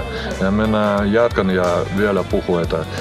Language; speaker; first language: Finnish; non-native, learner; Russian